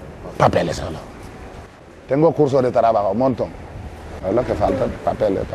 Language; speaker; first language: Spanish; non-native, learner; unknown